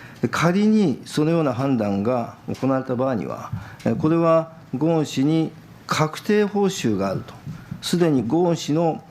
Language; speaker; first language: Japanese; native; Japanese